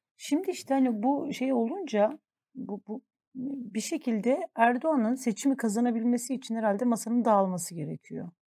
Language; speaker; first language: Turkish; native; Turkish